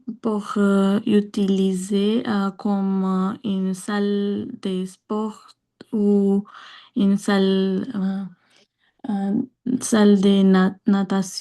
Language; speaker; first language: French; non-native, learner; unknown